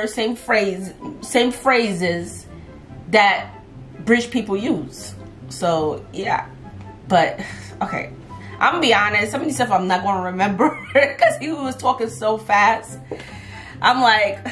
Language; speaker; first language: English; native; English